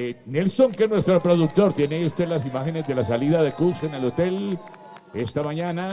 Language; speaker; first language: Spanish; native; Spanish